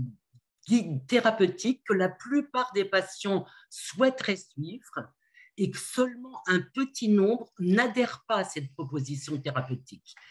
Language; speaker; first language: French; native; French